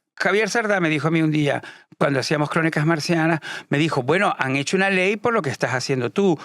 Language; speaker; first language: Spanish; native; Spanish